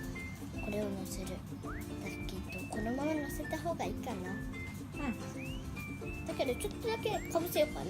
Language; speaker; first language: Japanese; early bilingual, heritage; Japanese